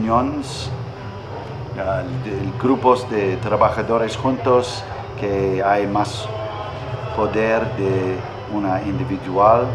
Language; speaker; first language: Spanish; non-native, learner; English